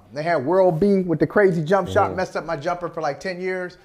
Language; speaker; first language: English; native; English